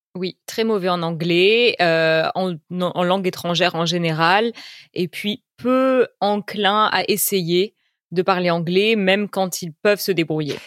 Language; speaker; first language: French; native; French